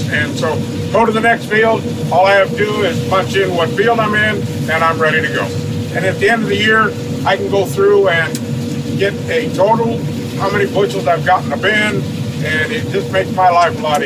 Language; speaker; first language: English; native; English